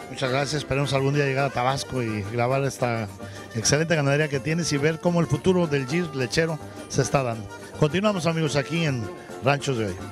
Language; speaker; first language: Spanish; native; Spanish